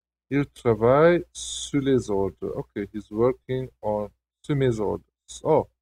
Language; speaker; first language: French; non-native, learner; Hungarian